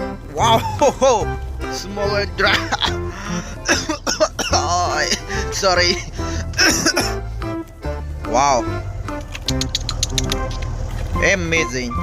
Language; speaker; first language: English; non-native, learner; Khmer